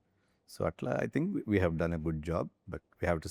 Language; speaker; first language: Telugu; native; Telugu